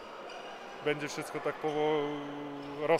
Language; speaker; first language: Polish; non-native, fluent; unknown